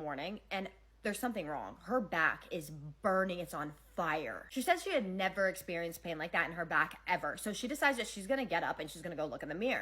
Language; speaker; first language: English; native; English